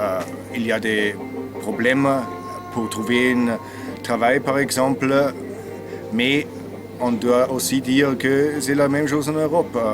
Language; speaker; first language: French; non-native, learner; German